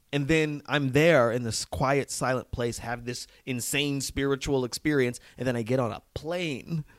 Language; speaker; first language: English; native; English